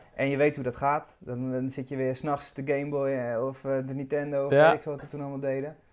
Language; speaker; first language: Dutch; native; Dutch